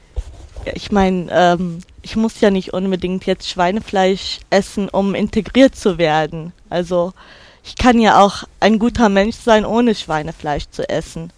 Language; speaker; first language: German; non-native, fluent; Arabic